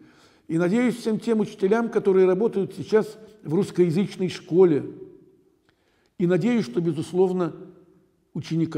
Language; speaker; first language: Russian; native; Russian